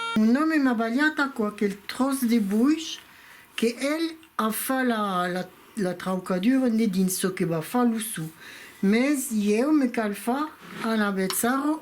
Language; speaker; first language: Occitan; non-native, local second language; French